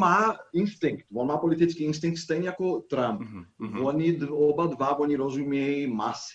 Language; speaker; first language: Czech; non-native, fluent; Portuguese